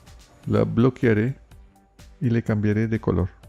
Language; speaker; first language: Spanish; native; Spanish